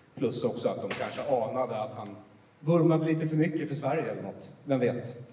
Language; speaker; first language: Swedish; native; Swedish